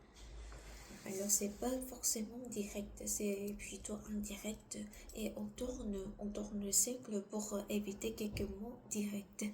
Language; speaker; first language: French; non-native, learner; Korean